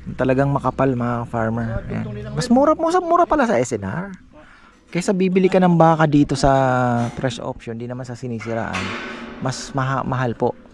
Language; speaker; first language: Filipino; native; Filipino